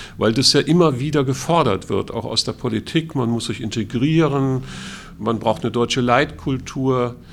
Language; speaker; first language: German; native; German